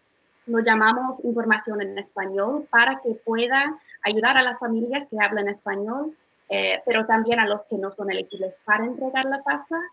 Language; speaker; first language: Spanish; non-native, fluent; English